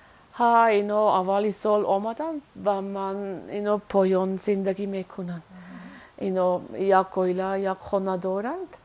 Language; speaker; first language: Persian; non-native, learner; Swiss German